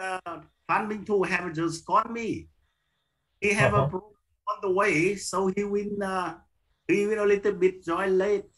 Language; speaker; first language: English; non-native, fluent; Vietnamese